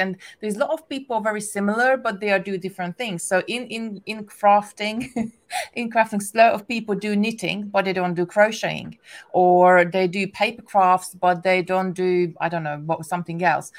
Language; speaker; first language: English; non-native, fluent; Hungarian